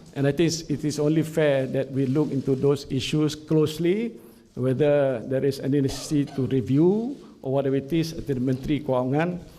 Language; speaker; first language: English; non-native, local second language; Malay